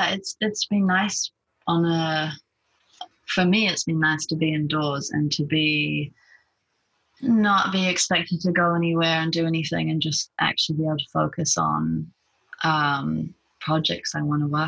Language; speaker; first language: English; native; English